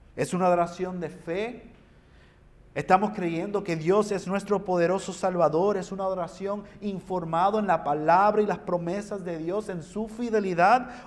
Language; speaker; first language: Spanish; early bilingual, heritage; Spanish